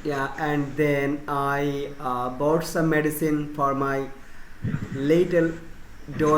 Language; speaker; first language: English; non-native, fluent; Bangla